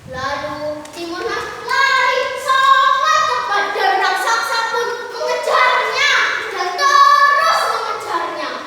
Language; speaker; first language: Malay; non-native, local second language; Javanese